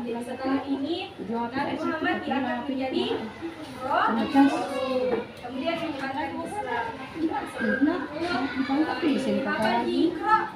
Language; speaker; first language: Indonesian; native; Indonesian